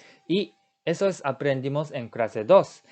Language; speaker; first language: Spanish; non-native, learner; Japanese